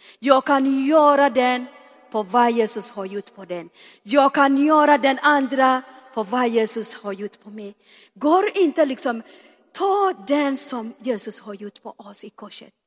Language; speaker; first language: Swedish; non-native, fluent; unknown